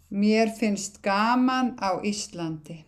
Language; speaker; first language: Icelandic; non-native, learner; Thai